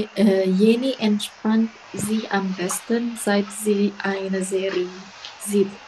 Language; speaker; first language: German; non-native, learner; Indonesian